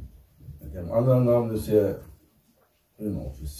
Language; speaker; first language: German; non-native, fluent; Turkish